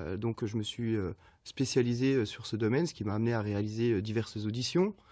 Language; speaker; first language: French; native; French